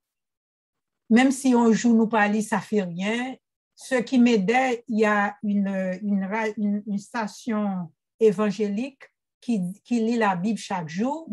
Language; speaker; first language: French; non-native, local second language; Haitian Creole